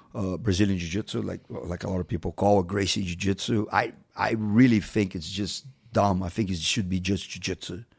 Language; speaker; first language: English; non-native, fluent; Portuguese